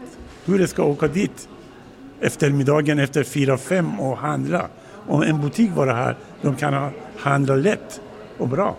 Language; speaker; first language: Swedish; non-native, learner; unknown